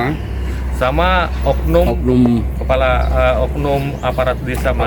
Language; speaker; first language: Indonesian; native; Indonesian